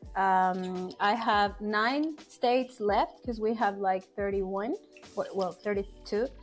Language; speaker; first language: English; non-native, fluent; Spanish